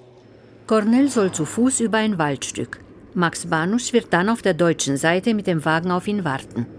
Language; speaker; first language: German; native; German